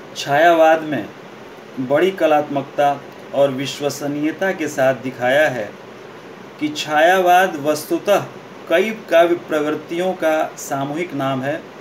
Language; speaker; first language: Hindi; native; Hindi